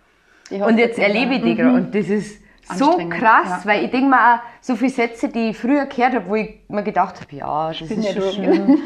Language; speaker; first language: German; native; German